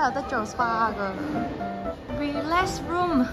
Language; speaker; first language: Korean; non-native, fluent; Cantonese